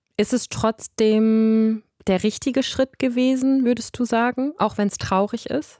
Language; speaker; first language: German; native; German